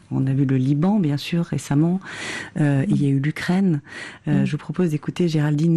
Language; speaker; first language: French; native; French